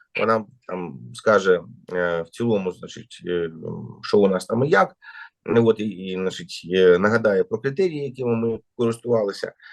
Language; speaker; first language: Ukrainian; non-native, local second language; Russian